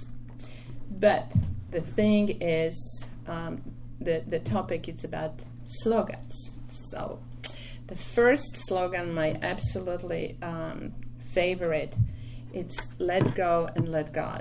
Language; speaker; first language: English; non-native, fluent; Polish